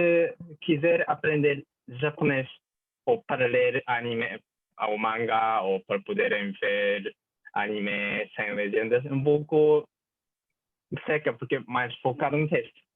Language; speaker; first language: Portuguese; non-native, fluent; Japanese